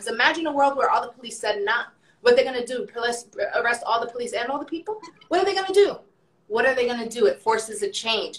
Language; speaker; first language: English; early bilingual, other home language; Spanish